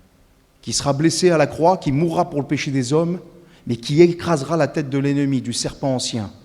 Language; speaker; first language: French; native; French